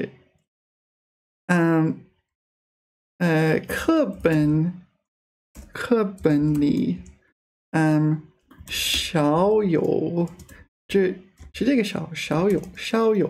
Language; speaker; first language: Chinese; non-native, learner; English